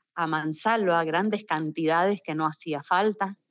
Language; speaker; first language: Spanish; native; Spanish